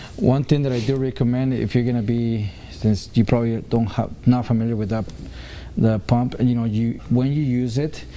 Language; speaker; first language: English; early bilingual, other home language; Spanish